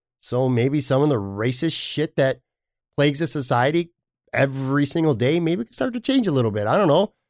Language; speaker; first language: English; native; English